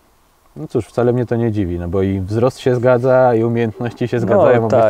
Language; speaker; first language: Polish; native; Polish